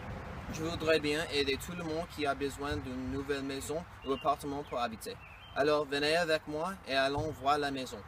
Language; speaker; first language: French; non-native, learner; English